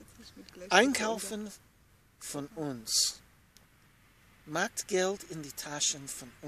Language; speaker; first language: German; non-native, learner; English